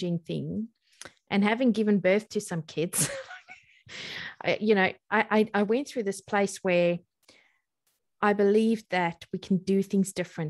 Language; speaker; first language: English; native; English